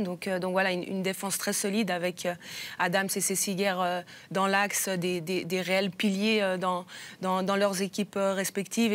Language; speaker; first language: French; native; French